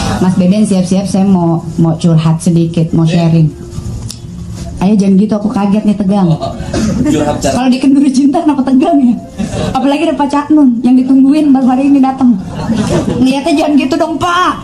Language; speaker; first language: Indonesian; native; Indonesian